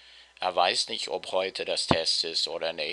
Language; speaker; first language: German; non-native, fluent; English